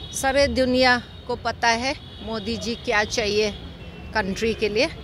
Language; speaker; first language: Hindi; non-native, local second language; Assamese